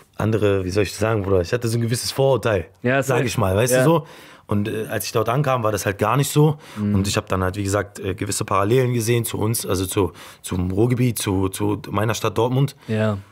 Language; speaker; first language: German; native; German